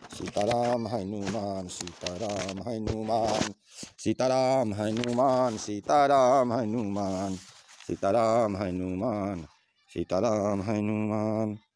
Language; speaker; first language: Hindi; native; Hindi